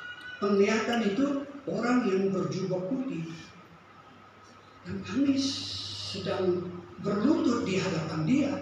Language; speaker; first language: Indonesian; non-native, fluent; English